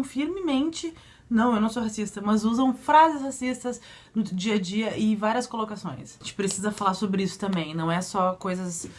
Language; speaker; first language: Portuguese; native; Portuguese